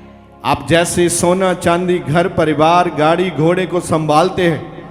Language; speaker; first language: Hindi; non-native, local second language; Punjabi